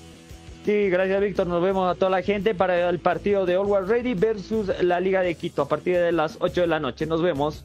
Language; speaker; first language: Spanish; native; Spanish